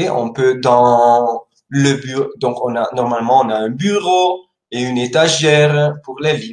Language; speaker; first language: French; non-native, fluent; Spanish